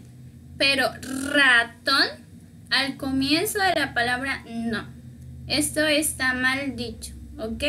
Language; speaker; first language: Spanish; native; Spanish